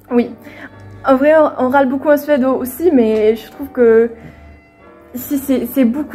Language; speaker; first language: French; non-native, fluent; Swedish